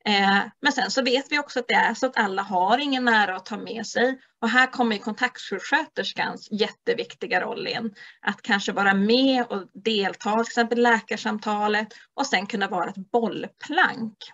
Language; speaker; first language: Swedish; native; Swedish